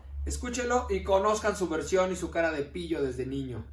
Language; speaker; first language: Spanish; native; Spanish